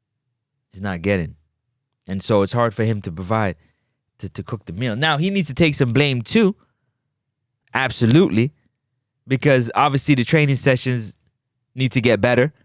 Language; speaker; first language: English; native; English